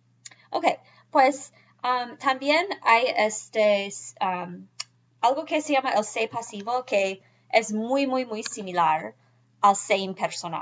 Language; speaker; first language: Spanish; non-native, fluent; English